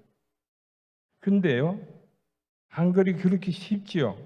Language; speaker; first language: Korean; native; Korean